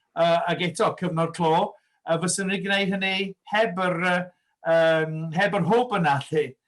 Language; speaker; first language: Welsh; early bilingual, heritage; Welsh